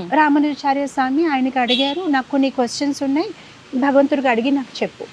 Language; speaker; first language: Telugu; non-native, fluent; Gujarati